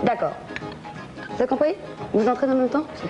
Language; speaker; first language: French; native; French